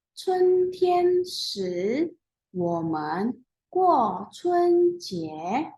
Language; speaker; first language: Chinese; non-native, fluent; Indonesian